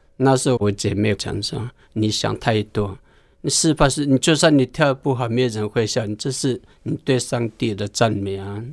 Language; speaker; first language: Chinese; non-native, local second language; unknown